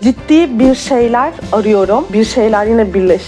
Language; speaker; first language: Turkish; native; Turkish